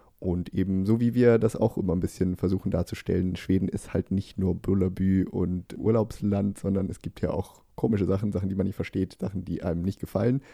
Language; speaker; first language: German; native; German